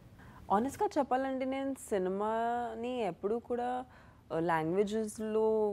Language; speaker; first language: Telugu; non-native, local second language; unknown